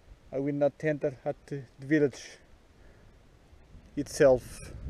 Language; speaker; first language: English; non-native, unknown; Portuguese